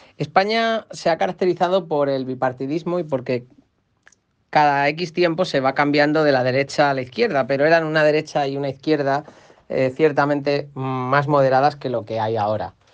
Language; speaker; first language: Spanish; native; Spanish